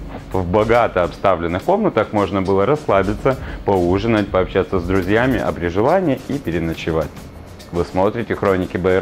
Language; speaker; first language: Russian; native; Russian